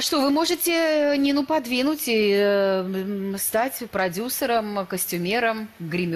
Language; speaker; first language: Russian; native; Russian